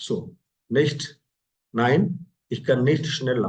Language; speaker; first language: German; non-native, fluent; Hindi